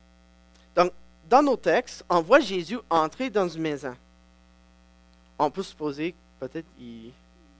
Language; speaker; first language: French; non-native, local second language; English